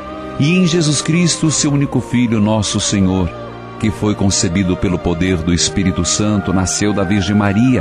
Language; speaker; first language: Portuguese; native; Portuguese